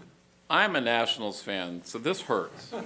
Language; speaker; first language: English; native; English